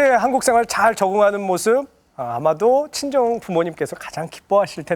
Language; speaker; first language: Korean; native; Korean